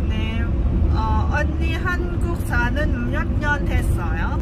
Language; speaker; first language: Korean; non-native, learner; Lao